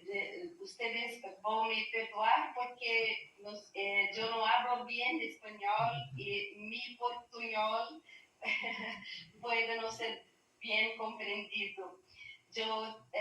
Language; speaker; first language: Spanish; non-native, learner; Portuguese